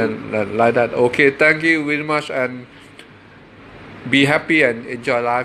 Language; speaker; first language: English; non-native, learner; Thai